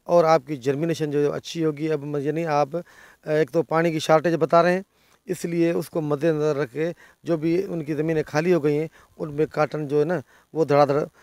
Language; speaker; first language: Urdu; non-native, local second language; Sindhi